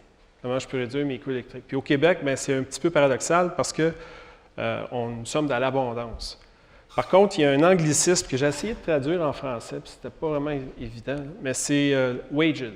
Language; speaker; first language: French; native; French